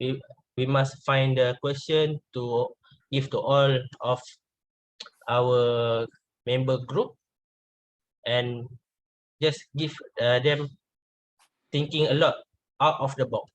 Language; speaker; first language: English; non-native, learner; Malay